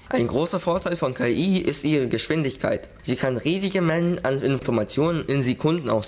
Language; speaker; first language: German; early bilingual, other home language; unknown